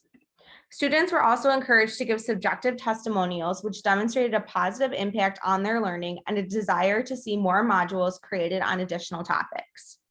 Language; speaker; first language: English; native; English